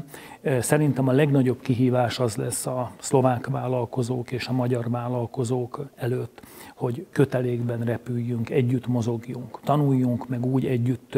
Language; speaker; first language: Hungarian; native; Hungarian